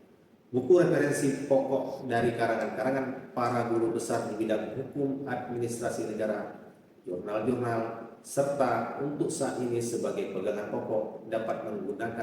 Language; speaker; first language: Indonesian; native; Indonesian